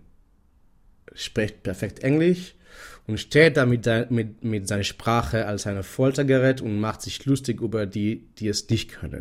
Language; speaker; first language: German; non-native, fluent; Hebrew